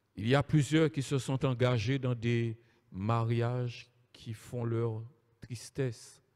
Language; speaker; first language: French; native; French